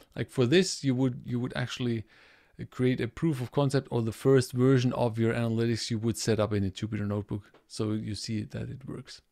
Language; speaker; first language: English; non-native, fluent; German